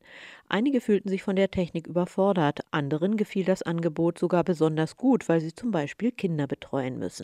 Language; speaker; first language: German; native; German